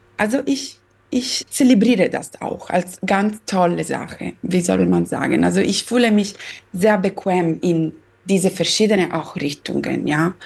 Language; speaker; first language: German; non-native, fluent; Italian